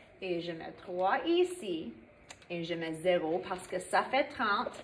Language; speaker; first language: French; non-native, fluent; English